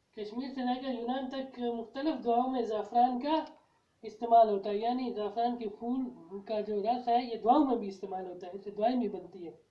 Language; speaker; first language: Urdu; non-native, local second language; Kashmiri